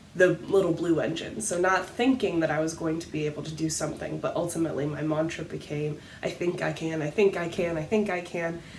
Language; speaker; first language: English; native; English